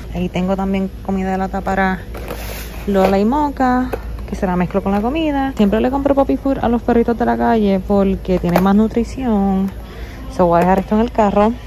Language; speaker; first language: Spanish; native; Spanish